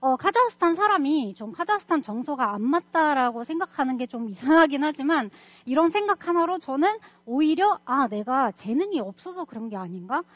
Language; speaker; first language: Korean; non-native, fluent; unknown